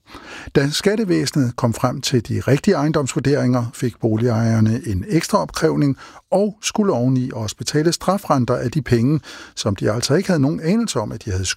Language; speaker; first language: Danish; native; Danish